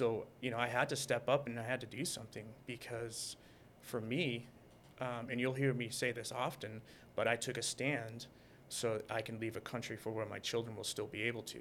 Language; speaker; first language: English; native; English